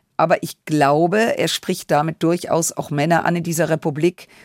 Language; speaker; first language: German; native; German